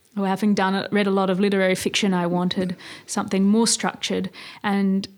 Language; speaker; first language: English; native; English